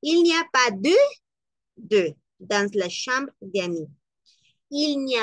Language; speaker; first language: French; non-native, learner; Spanish